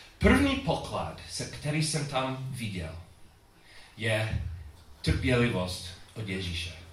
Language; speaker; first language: Czech; non-native, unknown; English